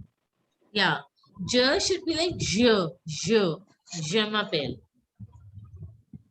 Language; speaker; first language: French; non-native, fluent; Hindi